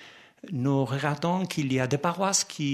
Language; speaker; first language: French; non-native, fluent; Spanish